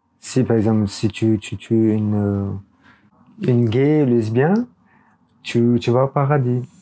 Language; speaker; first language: French; non-native, learner; Urdu